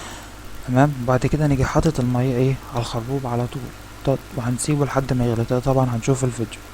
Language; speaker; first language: Arabic; native; Arabic